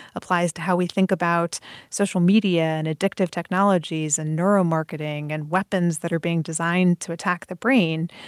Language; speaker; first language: English; early bilingual, other home language; Persian